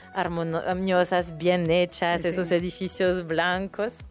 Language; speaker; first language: Spanish; non-native, fluent; French